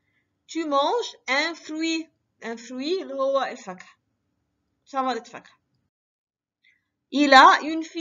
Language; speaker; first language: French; non-native, fluent; Arabic